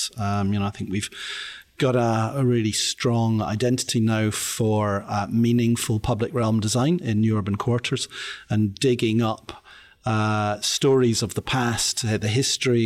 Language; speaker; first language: English; native; English